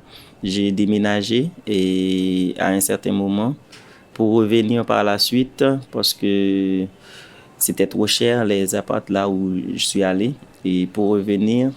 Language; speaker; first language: French; non-native, local second language; Haitian Creole